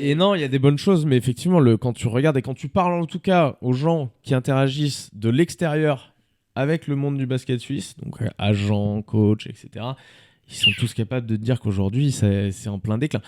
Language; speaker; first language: French; native; French